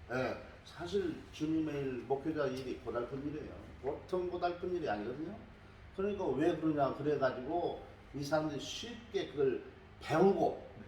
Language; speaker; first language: Korean; native; Korean